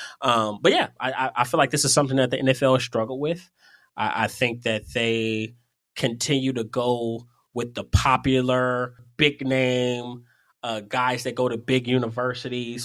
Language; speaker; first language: English; native; English